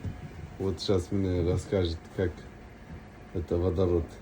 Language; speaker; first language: Russian; non-native, local second language; Uzbek